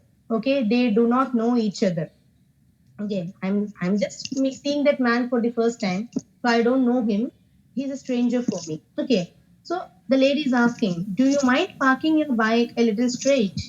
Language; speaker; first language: English; non-native, fluent; Tamil